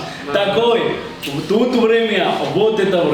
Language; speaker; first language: Russian; non-native, learner; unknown